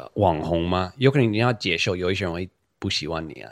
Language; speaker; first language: Chinese; non-native, fluent; English